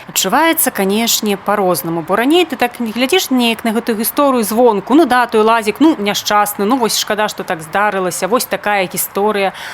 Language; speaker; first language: Belarusian; native; Belarusian